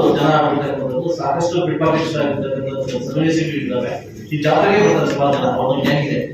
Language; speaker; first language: Kannada; native; Kannada